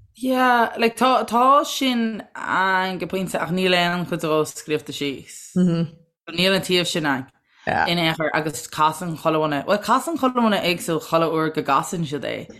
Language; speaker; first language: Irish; native; Irish